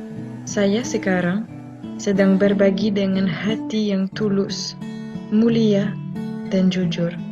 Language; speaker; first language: Indonesian; non-native, fluent; French